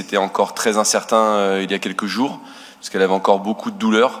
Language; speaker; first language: French; native; French